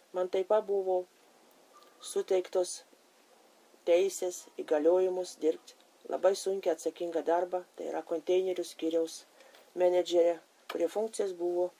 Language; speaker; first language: Lithuanian; early bilingual, other home language; Russian